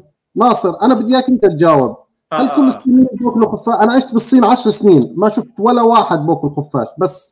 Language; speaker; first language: Arabic; native; Arabic